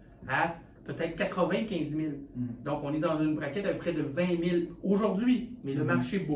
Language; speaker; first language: French; native; French